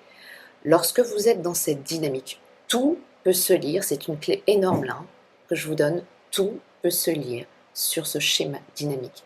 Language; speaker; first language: French; native; French